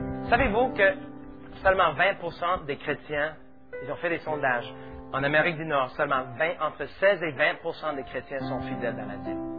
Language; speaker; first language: French; native; French